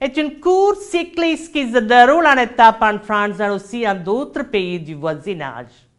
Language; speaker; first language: French; non-native, fluent; Malayalam